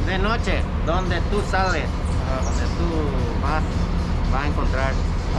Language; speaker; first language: Spanish; native; Spanish